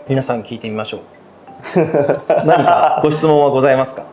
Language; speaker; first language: Japanese; native; Japanese